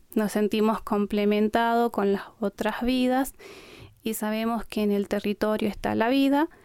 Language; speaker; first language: Spanish; non-native, local second language; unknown